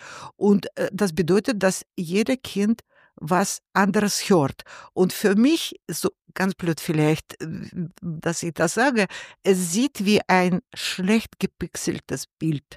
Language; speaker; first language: German; non-native, learner; Russian